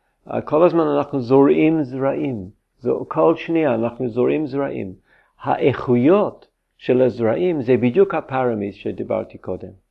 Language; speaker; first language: Hebrew; non-native, fluent; English